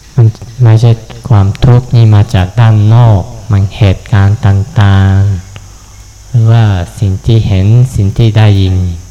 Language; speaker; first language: Thai; non-native, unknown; Japanese